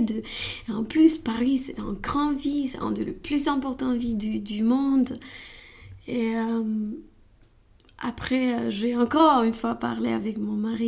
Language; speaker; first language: French; non-native, learner; Romanian